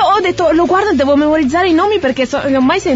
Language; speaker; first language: Italian; native; Italian